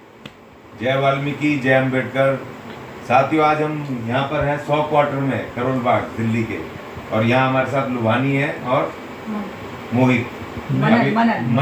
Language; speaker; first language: Hindi; native; Hindi